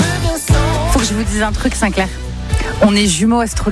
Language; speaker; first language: French; native; French